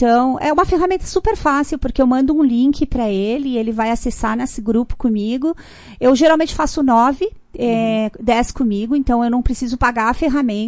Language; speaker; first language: Portuguese; native; Portuguese